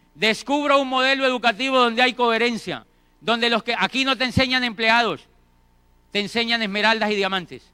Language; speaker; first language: Spanish; native; Spanish